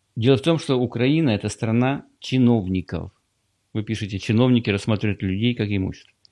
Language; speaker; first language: Russian; native; Russian